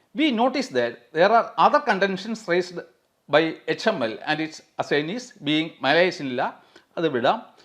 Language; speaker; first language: English; non-native, local second language; Malayalam